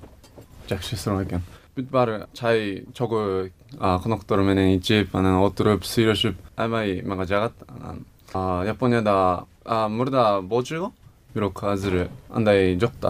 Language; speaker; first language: Kyrgyz; non-native, fluent; Japanese